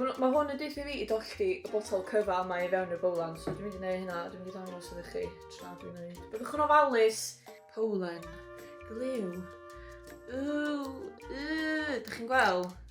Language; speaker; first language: Welsh; native; Welsh